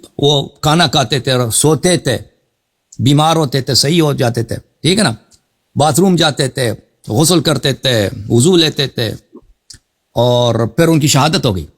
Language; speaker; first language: Urdu; non-native, fluent; Persian